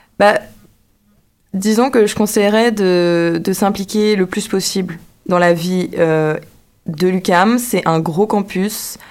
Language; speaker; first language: French; native; French